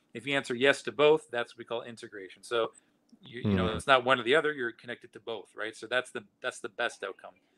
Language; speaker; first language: English; native; English